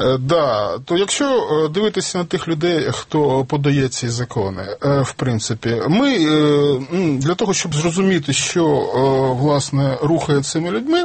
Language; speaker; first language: Ukrainian; non-native, local second language; Russian